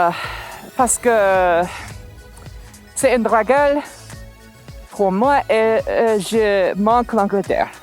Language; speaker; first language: French; non-native, learner; English